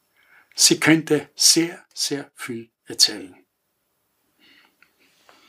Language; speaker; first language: German; non-native, fluent; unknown